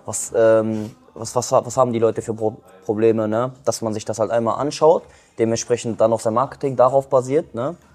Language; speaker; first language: German; early bilingual, other home language; Kurdish